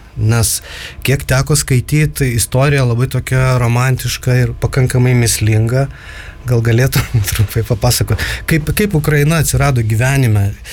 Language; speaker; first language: Lithuanian; native; Lithuanian